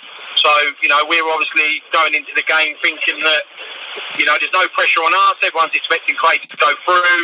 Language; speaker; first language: English; native; English